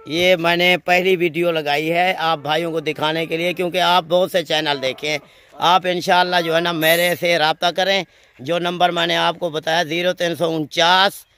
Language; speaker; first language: Urdu; non-native, local second language; Punjabi